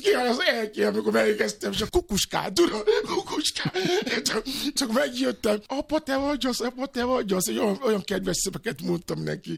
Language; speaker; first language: Hungarian; non-native, learner; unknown